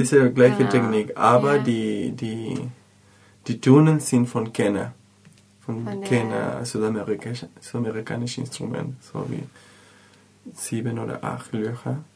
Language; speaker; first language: German; non-native, learner; Spanish